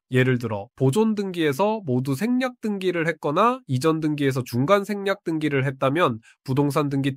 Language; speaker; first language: Korean; native; Korean